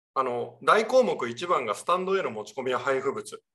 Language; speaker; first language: Japanese; native; Japanese